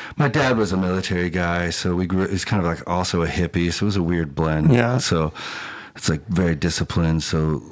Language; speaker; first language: English; native; English